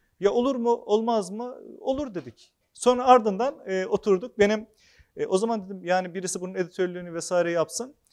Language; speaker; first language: Turkish; native; Turkish